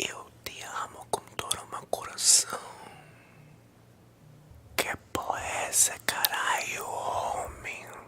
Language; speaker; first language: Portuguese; non-native, learner; English